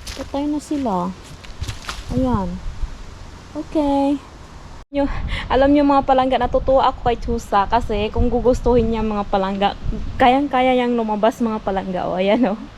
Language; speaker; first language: Filipino; non-native, local second language; Hiligaynon